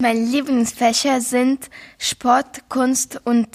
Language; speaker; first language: German; non-native, learner; Ukrainian